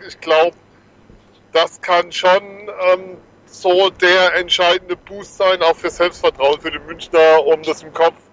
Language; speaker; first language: German; native; German